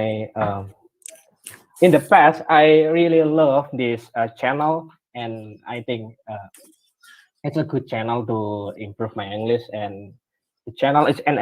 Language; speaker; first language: English; non-native, learner; Indonesian